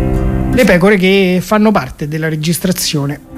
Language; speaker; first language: Italian; native; Italian